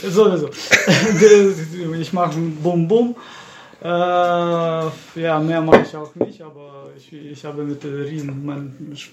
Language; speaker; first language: German; non-native, fluent; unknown